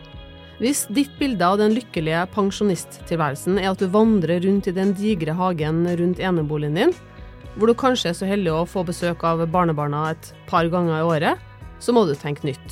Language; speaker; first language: Norwegian; native; Norwegian